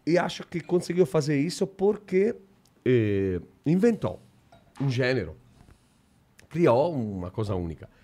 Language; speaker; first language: Portuguese; non-native, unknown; Italian